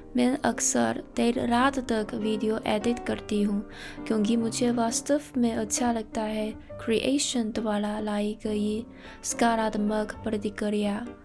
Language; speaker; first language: Hindi; non-native, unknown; Chinese